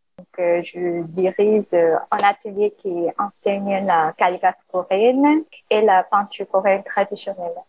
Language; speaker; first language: French; non-native, learner; Korean